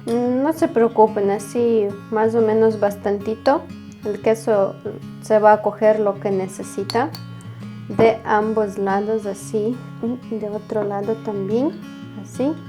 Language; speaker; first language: Spanish; non-native, fluent; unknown